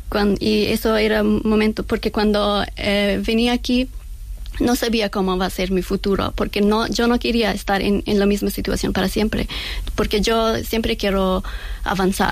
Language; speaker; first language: Spanish; non-native, learner; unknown